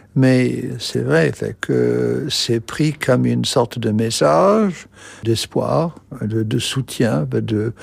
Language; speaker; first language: French; non-native, fluent; English